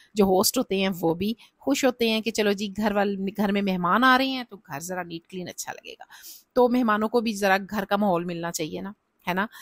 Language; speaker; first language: Urdu; native; Urdu